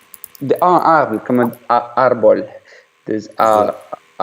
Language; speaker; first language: French; non-native, learner; Ukrainian